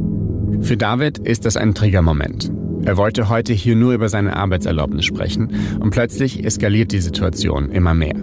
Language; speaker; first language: German; native; German